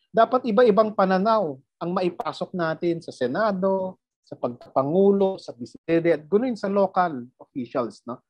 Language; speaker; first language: Filipino; non-native, local second language; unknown